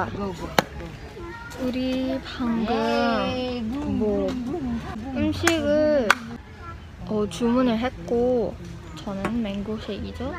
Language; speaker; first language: Korean; non-native, learner; Filipino